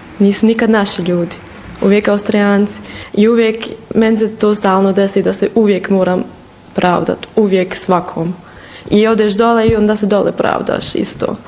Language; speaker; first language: Bosnian; early bilingual, heritage; Bosnian